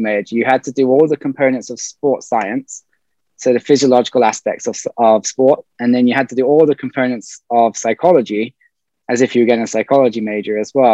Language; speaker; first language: English; native; English